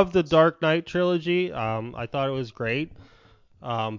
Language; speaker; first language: English; native; English